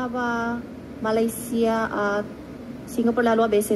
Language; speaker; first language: Filipino; non-native, learner; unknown